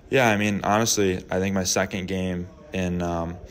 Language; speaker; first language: English; native; English